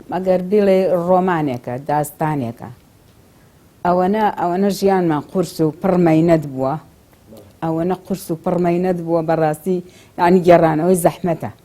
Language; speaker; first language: Central Kurdish; native; Central Kurdish